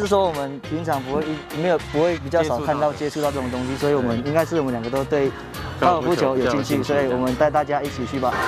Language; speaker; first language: Chinese; native; Chinese